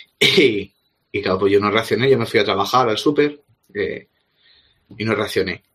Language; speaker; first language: Spanish; native; Spanish